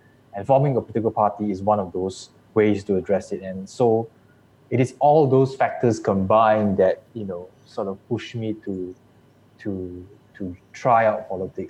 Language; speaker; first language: English; non-native, local second language; Chinese